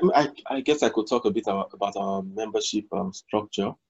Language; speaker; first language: English; non-native, local second language; Yoruba